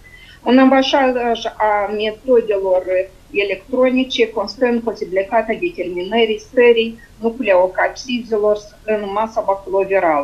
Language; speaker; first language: Romanian; native; Romanian